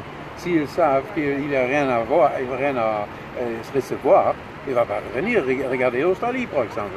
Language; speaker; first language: French; non-native, fluent; German